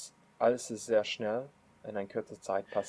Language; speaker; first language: German; non-native, learner; English